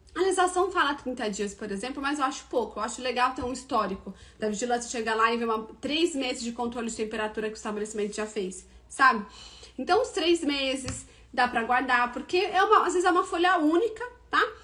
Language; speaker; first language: Portuguese; native; Portuguese